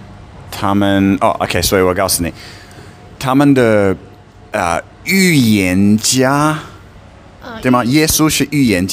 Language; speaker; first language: Chinese; non-native, fluent; English